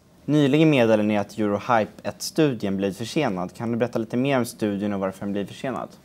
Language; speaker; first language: Swedish; native; Swedish